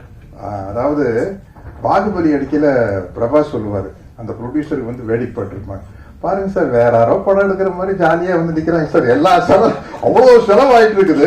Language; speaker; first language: Tamil; native; Tamil